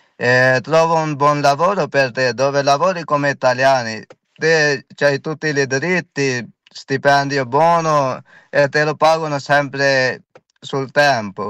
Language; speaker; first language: Italian; non-native, learner; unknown